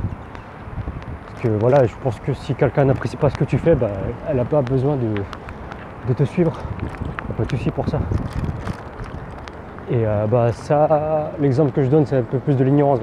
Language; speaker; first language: French; native; French